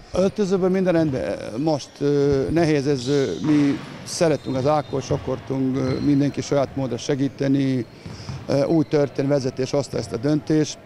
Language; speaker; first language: Hungarian; non-native, learner; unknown